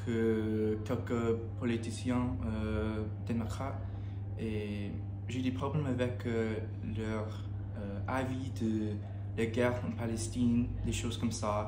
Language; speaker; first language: French; non-native, learner; English